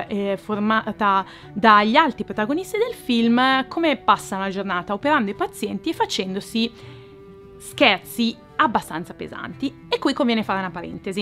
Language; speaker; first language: Italian; native; Italian